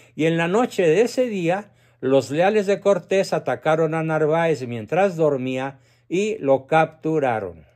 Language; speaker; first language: Spanish; native; Spanish